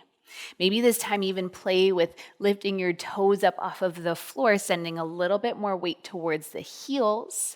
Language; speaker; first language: English; native; English